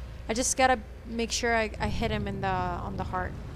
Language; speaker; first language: English; early bilingual, other home language; Italian